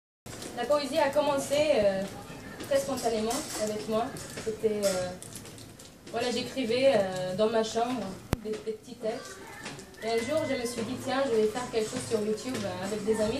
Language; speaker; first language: French; non-native, fluent; Arabic